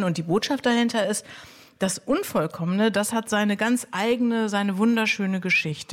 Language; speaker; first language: German; native; German